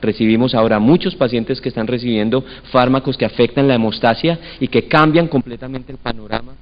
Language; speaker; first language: Spanish; native; Spanish